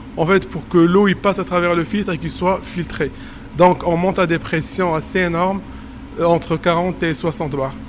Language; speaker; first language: French; non-native, local second language; Arabic